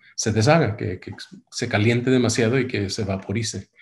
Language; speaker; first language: Spanish; early bilingual, heritage; Spanish